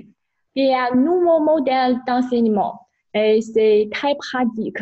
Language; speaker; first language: French; non-native, fluent; Chinese